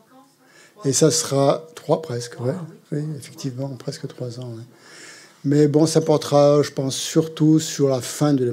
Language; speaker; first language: French; native; French